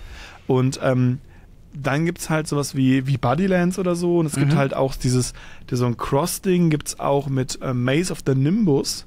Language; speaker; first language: German; native; German